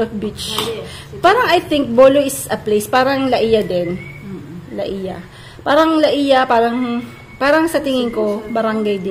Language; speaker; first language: Filipino; native; Filipino